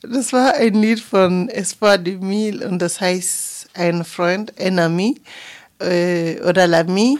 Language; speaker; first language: German; non-native, fluent; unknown